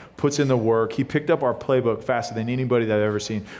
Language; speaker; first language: English; native; English